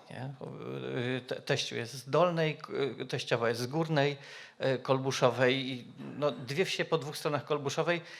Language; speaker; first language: Polish; native; Polish